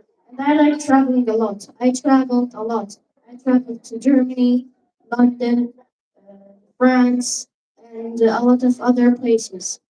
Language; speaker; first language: English; non-native, learner; Arabic